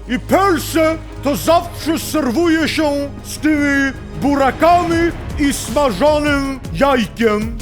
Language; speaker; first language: Polish; non-native, learner; Swedish